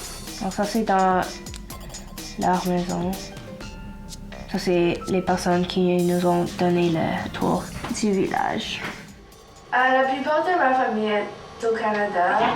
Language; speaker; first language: French; non-native, local second language; English